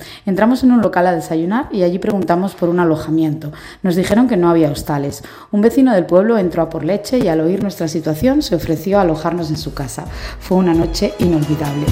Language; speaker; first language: Spanish; native; Spanish